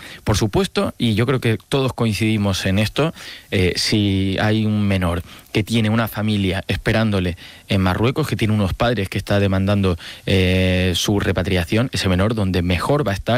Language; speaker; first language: Spanish; native; Spanish